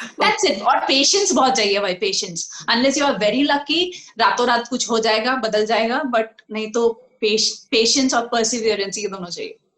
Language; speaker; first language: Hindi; non-native, local second language; Bangla